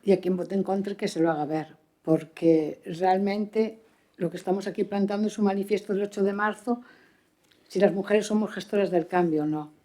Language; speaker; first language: Spanish; native; Spanish